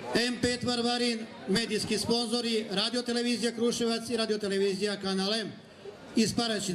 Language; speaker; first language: Bosnian; native; Bosnian